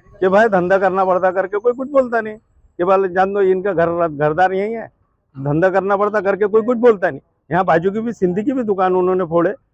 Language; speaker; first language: Hindi; native; Hindi